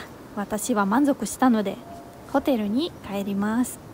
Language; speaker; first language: Japanese; non-native, fluent; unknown